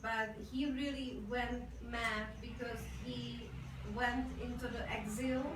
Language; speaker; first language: English; non-native, fluent; Czech